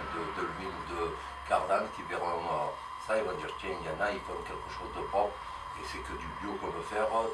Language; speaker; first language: French; native; French